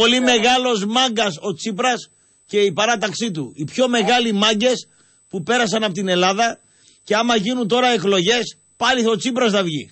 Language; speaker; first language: Greek; native; Greek